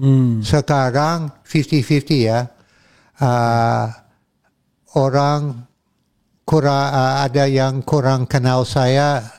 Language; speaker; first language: Indonesian; non-native, fluent; English